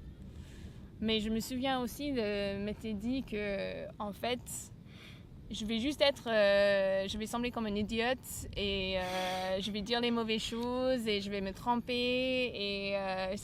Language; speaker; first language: French; non-native, fluent; English